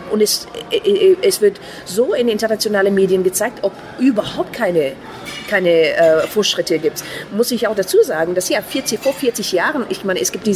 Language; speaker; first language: German; non-native, fluent; Persian